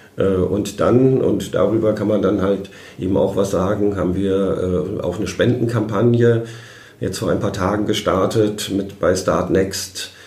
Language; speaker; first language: German; native; German